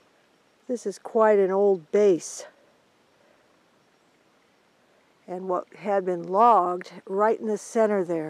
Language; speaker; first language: English; native; English